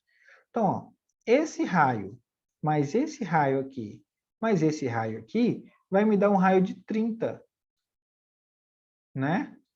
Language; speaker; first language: Portuguese; native; Portuguese